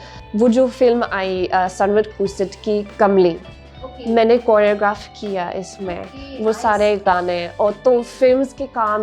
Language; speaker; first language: Hindi; non-native, learner; English